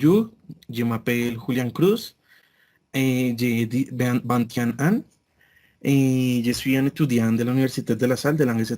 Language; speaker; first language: French; non-native, learner; Spanish